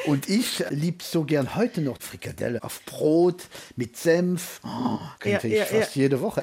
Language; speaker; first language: German; non-native, fluent; French